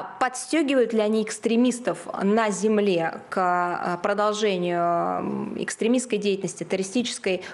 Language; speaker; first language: Russian; native; Russian